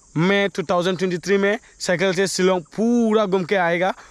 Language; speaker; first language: Hindi; non-native, local second language; Bodo